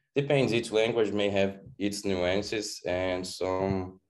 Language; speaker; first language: English; non-native, fluent; Portuguese